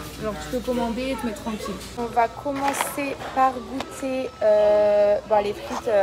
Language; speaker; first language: French; native; French